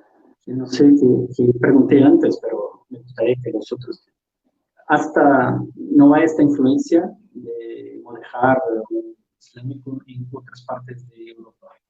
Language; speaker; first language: Spanish; non-native, learner; Portuguese